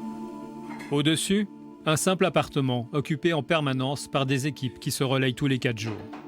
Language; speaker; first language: French; native; French